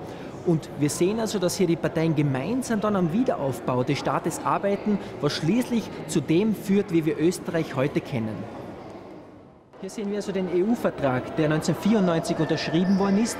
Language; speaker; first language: German; native; German